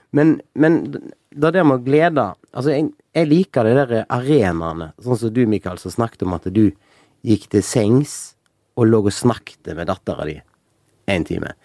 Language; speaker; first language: Norwegian; native; Norwegian